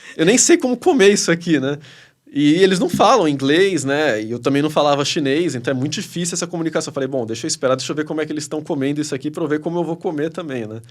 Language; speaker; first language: Portuguese; early bilingual, other home language; Spanish